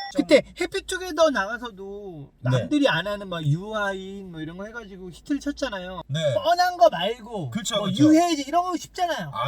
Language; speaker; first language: Korean; native; Korean